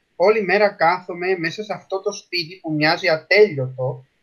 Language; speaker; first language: Greek; non-native, fluent; Spanish